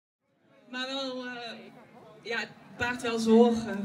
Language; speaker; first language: Dutch; native; Dutch